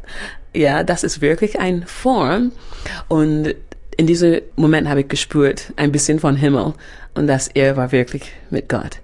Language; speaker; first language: German; non-native, fluent; English